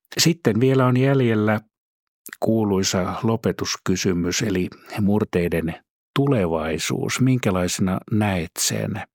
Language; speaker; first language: Finnish; native; Finnish